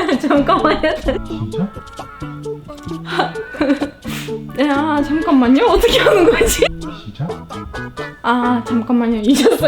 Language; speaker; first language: Korean; non-native, learner; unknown